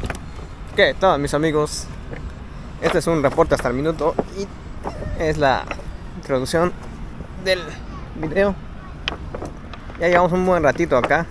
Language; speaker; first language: Spanish; native; Spanish